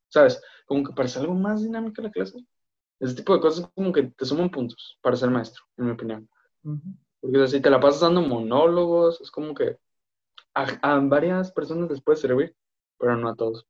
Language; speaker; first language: Spanish; native; Spanish